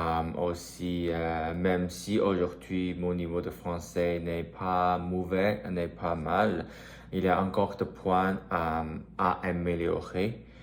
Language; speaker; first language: French; non-native, learner; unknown